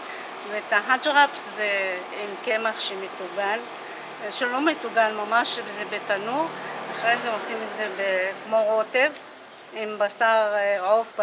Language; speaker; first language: Hebrew; non-native, local second language; Adyghe